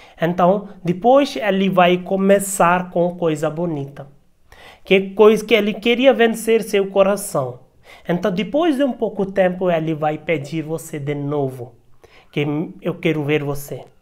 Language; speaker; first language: Portuguese; non-native, learner; Hindi